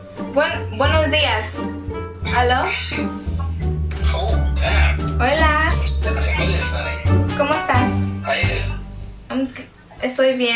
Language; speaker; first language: Spanish; non-native, learner; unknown